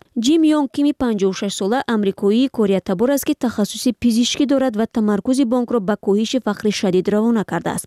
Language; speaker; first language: Persian; native; Persian